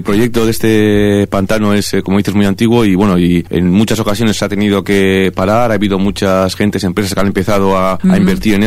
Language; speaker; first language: Spanish; native; Spanish